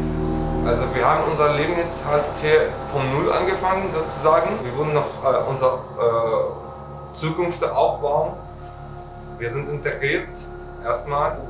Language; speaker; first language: German; non-native, fluent; Arabic